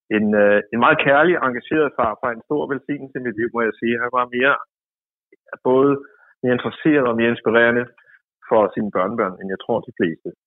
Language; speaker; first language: Danish; native; Danish